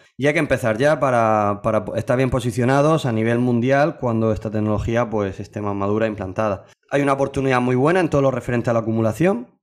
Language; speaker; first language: Spanish; native; Spanish